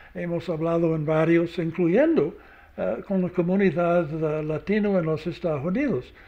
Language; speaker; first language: Spanish; non-native, learner; English